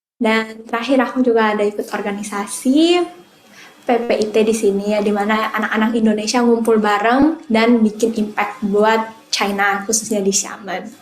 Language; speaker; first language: Indonesian; native; Indonesian